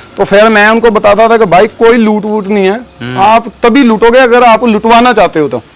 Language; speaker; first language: Hindi; non-native, local second language; Punjabi